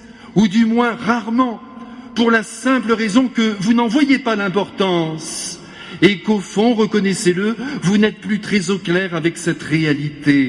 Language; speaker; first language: French; native; French